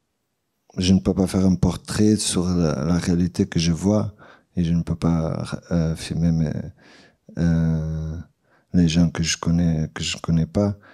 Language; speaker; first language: French; non-native, fluent; Portuguese